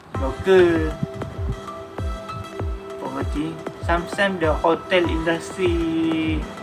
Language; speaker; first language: English; non-native, learner; Malay